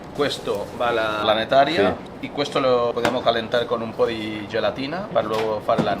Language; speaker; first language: Italian; non-native, learner; Spanish